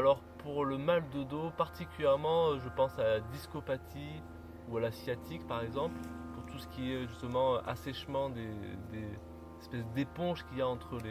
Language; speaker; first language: French; native; French